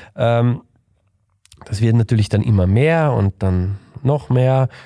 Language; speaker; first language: German; native; German